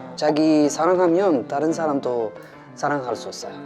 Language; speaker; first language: Korean; non-native, learner; Arabic